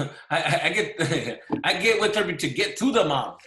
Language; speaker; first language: English; early bilingual, other home language; Spanish